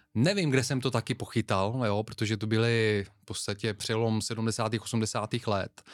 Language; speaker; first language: Czech; non-native, fluent; Bulgarian